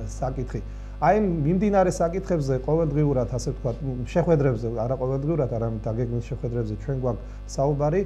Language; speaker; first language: Georgian; native; Georgian